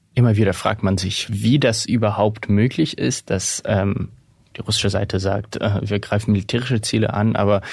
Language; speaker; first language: German; non-native, fluent; Ukrainian